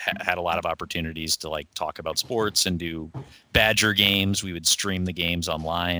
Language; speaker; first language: English; native; English